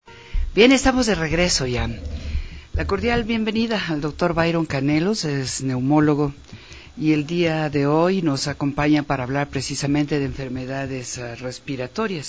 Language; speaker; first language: Spanish; native; Spanish